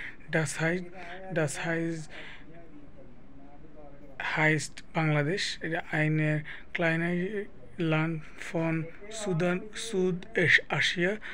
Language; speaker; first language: German; non-native, learner; Bangla